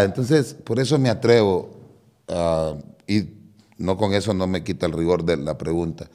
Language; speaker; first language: Spanish; native; Spanish